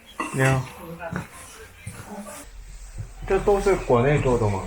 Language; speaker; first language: Chinese; non-native, fluent; Korean